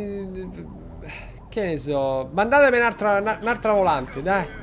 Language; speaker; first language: Italian; native; Italian